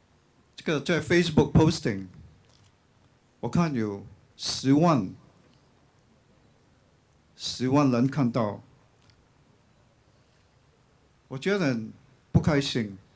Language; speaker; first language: Chinese; non-native, local second language; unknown